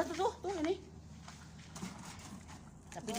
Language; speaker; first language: Indonesian; non-native, learner; Cebuano